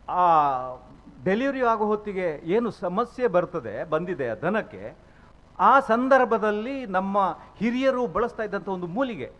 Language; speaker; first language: Kannada; native; Kannada